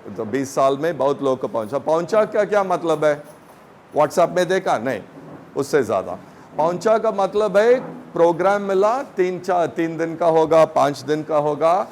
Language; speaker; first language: Hindi; non-native, local second language; Tamil